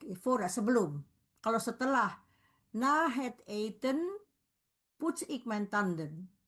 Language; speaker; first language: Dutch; non-native, fluent; Indonesian